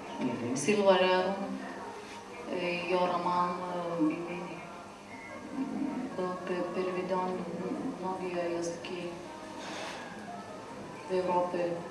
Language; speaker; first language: Russian; non-native, fluent; Lithuanian